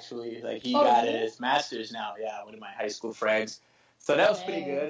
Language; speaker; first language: English; non-native, local second language; Shona